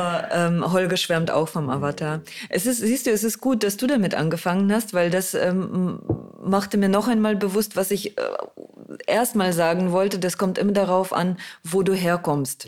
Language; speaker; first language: German; non-native, fluent; Russian